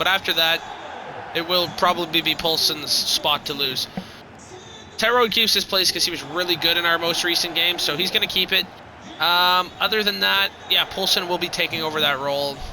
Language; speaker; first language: English; native; English